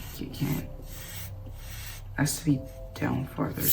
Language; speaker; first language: English; native; English